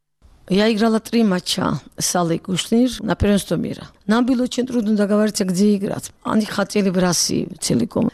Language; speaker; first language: Russian; non-native, local second language; Georgian